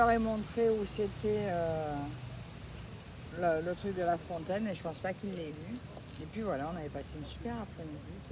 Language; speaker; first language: French; native; French